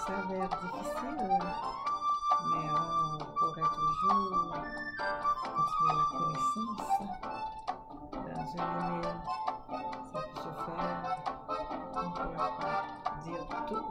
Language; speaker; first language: French; non-native, local second language; Haitian Creole